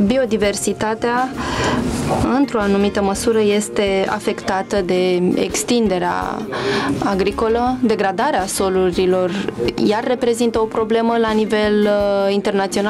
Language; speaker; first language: Romanian; native; Romanian